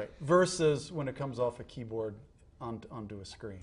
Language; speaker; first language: English; native; English